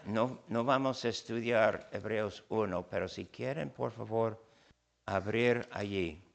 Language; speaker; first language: Spanish; non-native, fluent; English